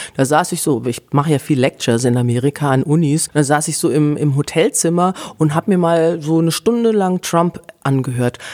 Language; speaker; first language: German; native; German